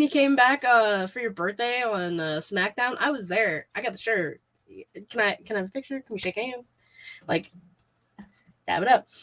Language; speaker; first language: English; native; English